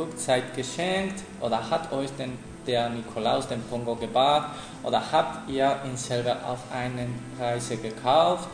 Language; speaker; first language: German; non-native, learner; Spanish